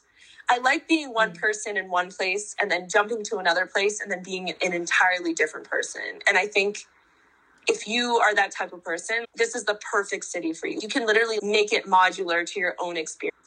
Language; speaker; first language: English; native; English